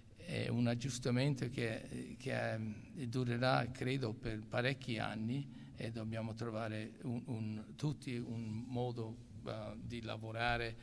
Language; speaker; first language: Italian; non-native, local second language; English